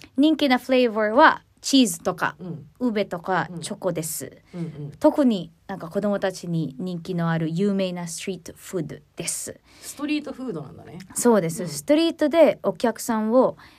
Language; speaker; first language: Japanese; non-native, learner; Filipino